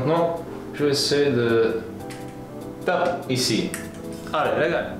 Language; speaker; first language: French; non-native, learner; Croatian